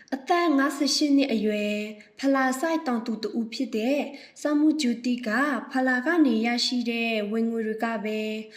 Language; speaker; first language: Burmese; non-native, local second language; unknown